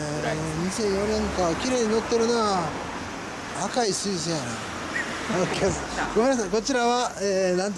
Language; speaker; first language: Japanese; native; Japanese